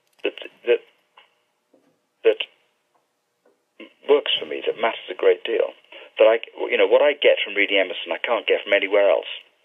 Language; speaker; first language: English; native; English